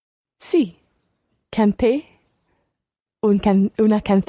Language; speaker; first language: Spanish; non-native, learner; English